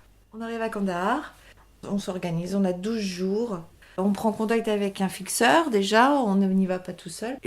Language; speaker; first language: French; native; French